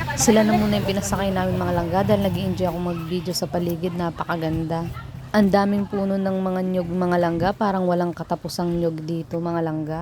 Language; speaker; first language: Filipino; non-native, local second language; Cebuano